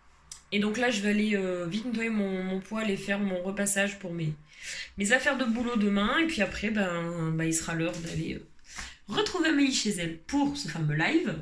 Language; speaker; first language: French; native; French